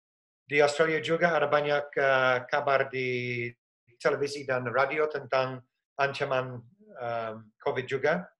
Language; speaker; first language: Indonesian; non-native, fluent; English